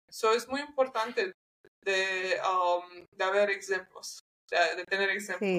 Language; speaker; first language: Spanish; non-native, learner; English